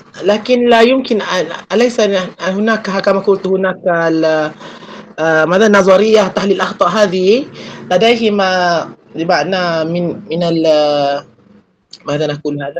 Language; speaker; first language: Arabic; non-native, fluent; Malay